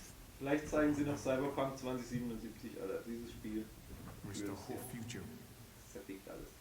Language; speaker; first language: German; native; German